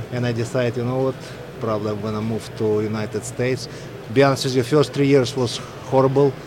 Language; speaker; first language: English; non-native, fluent; Russian